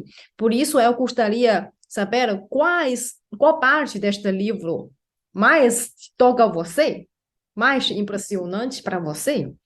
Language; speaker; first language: Portuguese; non-native, fluent; Chinese